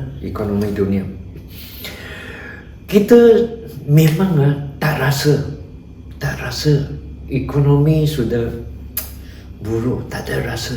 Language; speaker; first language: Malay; non-native, local second language; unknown